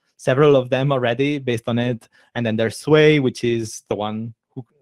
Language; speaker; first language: English; non-native, fluent; Catalan